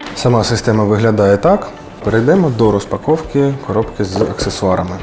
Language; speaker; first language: Ukrainian; native; Ukrainian